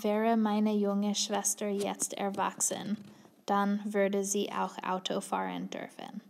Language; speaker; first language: German; non-native, fluent; English